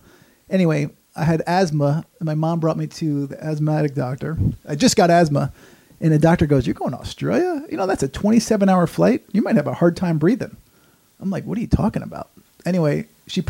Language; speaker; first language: English; native; English